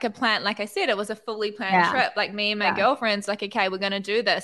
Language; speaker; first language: English; native; English